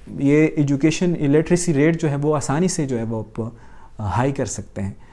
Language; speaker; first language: Urdu; non-native, local second language; Pashto